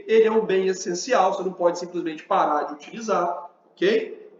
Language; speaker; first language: Portuguese; native; Portuguese